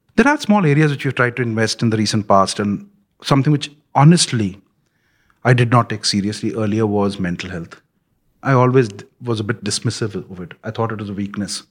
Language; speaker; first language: English; non-native, local second language; Punjabi